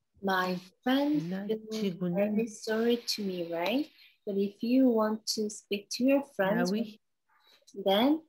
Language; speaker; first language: English; non-native, learner; Korean